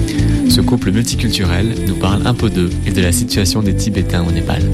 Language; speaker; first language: French; native; French